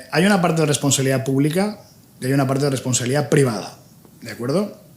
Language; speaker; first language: Spanish; non-native, local second language; Catalan